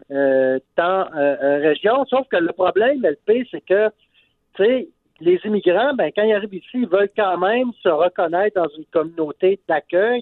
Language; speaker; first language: French; native; French